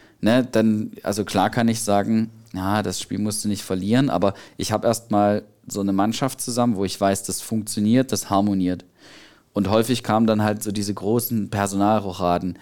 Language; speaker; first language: German; native; German